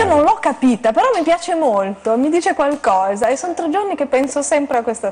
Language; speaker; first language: Italian; native; Italian